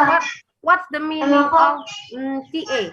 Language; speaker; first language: English; non-native, learner; Indonesian